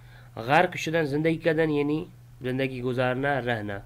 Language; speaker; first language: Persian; non-native, fluent; Urdu